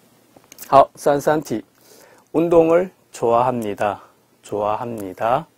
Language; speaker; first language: Korean; non-native, fluent; Chinese